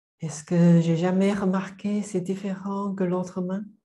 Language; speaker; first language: French; non-native, fluent; Chinese